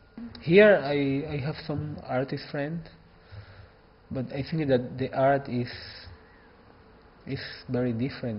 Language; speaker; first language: English; non-native, learner; Spanish